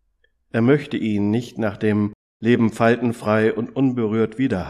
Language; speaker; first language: German; native; German